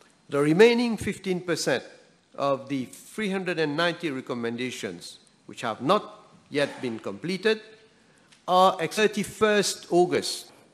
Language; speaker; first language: English; non-native, local second language; Morisyen